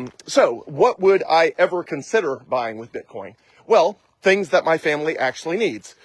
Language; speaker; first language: English; native; English